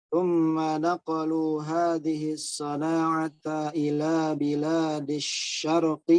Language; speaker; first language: Arabic; non-native, learner; Indonesian